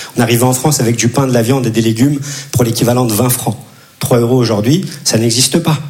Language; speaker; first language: French; early bilingual, other home language; Turkish